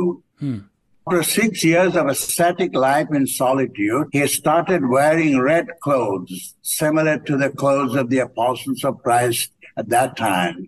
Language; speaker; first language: English; non-native, local second language; Bangla